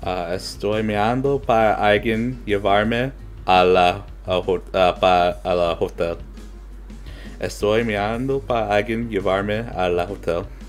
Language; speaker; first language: Spanish; non-native, learner; English